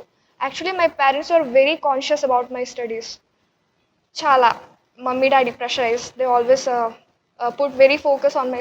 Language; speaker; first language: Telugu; non-native, learner; Odia